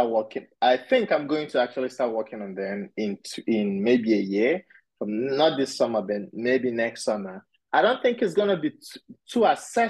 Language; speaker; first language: English; non-native, local second language; Igbo